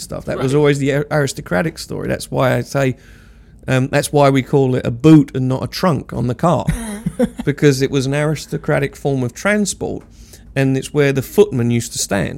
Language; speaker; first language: English; native; English